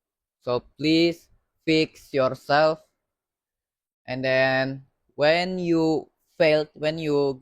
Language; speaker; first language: English; non-native, learner; Indonesian